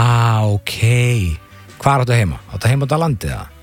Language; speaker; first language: Icelandic; native; Icelandic